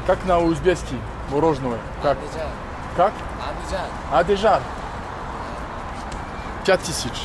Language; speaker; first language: Russian; non-native, learner; French